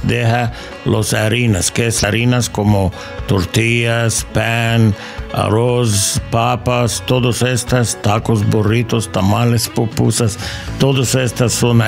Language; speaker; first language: Spanish; non-native, learner; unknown